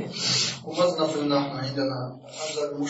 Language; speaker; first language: Arabic; non-native, learner; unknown